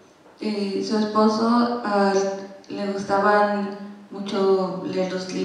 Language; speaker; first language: Spanish; non-native, learner; English